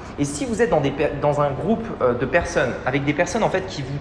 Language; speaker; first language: French; native; French